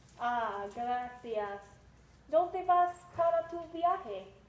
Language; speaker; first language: Spanish; non-native, learner; English